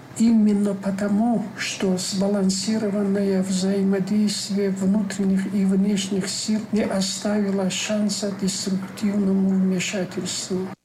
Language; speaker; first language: Russian; non-native, local second language; Tajik